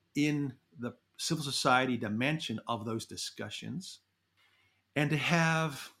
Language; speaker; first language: English; native; English